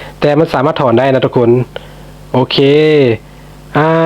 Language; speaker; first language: Thai; non-native, local second language; Lao